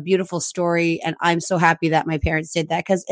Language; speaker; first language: English; early bilingual, other home language; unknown